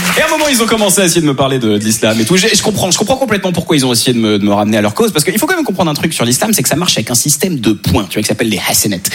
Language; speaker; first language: French; native; French